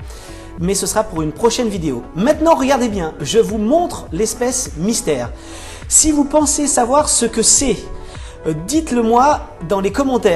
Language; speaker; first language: French; native; French